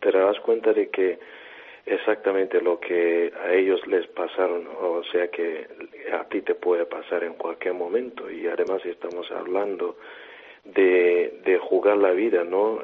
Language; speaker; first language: Spanish; non-native, fluent; Igbo